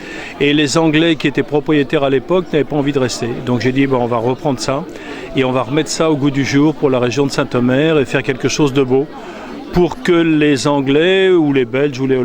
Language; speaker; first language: French; native; French